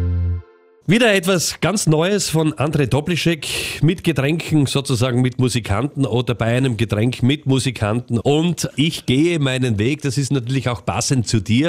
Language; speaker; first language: German; native; German